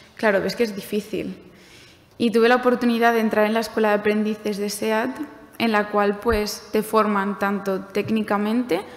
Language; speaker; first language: Spanish; non-native, fluent; German